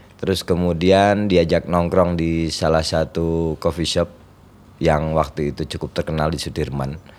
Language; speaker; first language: Indonesian; non-native, local second language; Javanese